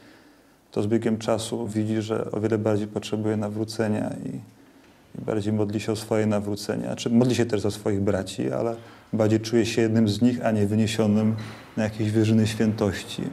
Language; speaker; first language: Polish; native; Polish